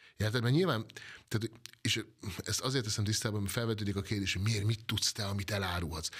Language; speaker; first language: Hungarian; native; Hungarian